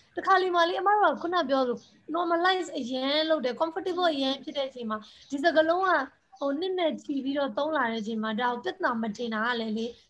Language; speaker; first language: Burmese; non-native, local second language; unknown